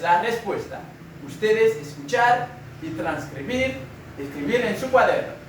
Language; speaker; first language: Spanish; non-native, fluent; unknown